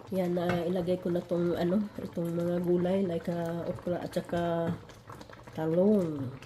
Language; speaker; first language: Filipino; non-native, local second language; Cebuano